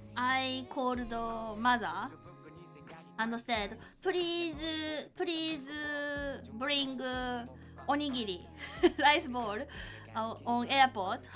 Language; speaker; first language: English; non-native, learner; Japanese